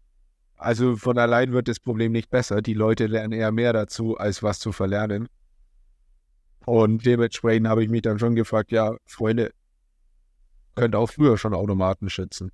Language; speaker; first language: German; native; German